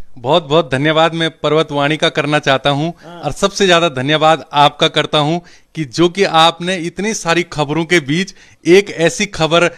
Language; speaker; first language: Hindi; non-native, local second language; Garhwali